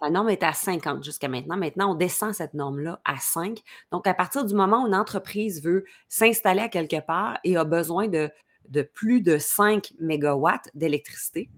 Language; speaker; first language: French; native; French